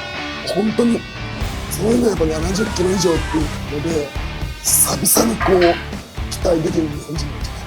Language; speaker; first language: Japanese; native; Japanese